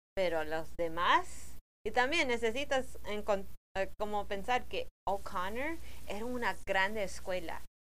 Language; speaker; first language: Spanish; early bilingual, heritage; Spanish